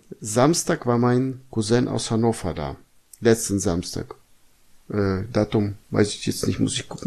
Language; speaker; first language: German; early bilingual, other home language; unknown